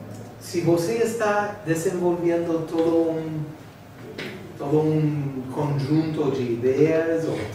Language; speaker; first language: Portuguese; non-native, fluent; English